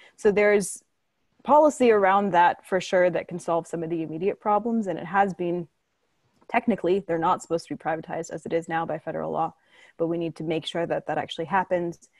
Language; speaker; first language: English; native; English